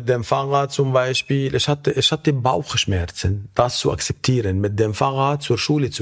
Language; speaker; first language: German; non-native, fluent; Arabic